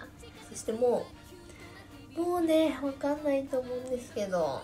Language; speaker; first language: Japanese; native; Japanese